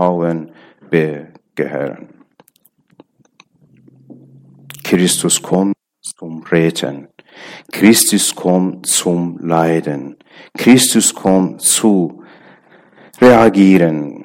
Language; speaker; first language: German; non-native, learner; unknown